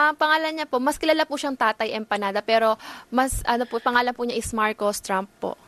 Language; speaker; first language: Filipino; native; Filipino